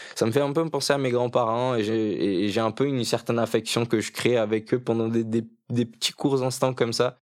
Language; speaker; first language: French; early bilingual, other home language; Portuguese